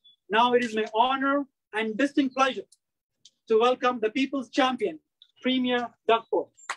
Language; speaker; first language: English; early bilingual, other home language; Tamil